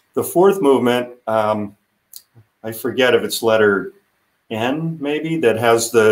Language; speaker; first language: English; native; English